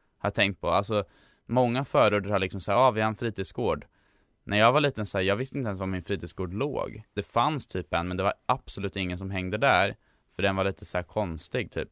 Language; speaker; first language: Swedish; native; Swedish